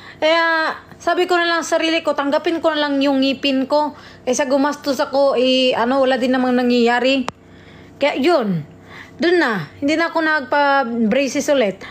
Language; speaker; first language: Filipino; non-native, local second language; Cebuano